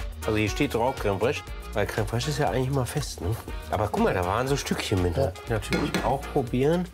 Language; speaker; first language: German; native; German